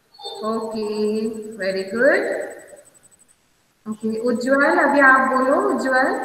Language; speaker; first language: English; non-native, local second language; Hindi